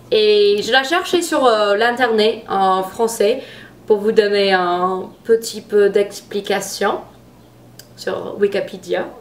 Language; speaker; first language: French; non-native, fluent; English